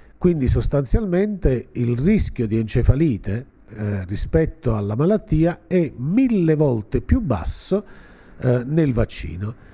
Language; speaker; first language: Italian; native; Italian